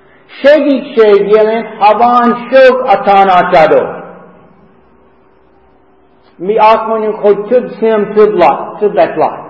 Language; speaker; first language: Hungarian; non-native, learner; English